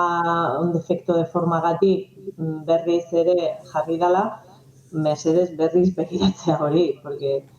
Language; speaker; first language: Basque; non-native, local second language; Spanish